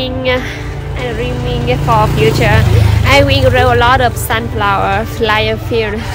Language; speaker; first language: English; non-native, learner; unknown